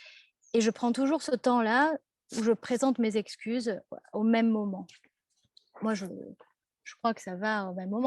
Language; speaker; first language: French; native; French